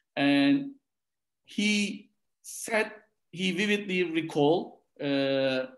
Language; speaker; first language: English; non-native, fluent; Turkish